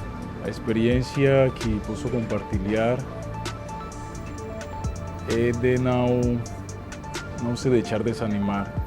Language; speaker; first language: Portuguese; non-native, fluent; Spanish